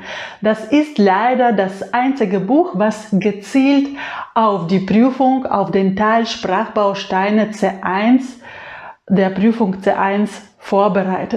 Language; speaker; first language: German; non-native, fluent; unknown